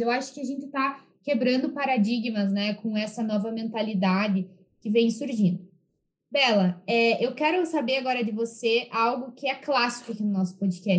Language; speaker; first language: Portuguese; native; Portuguese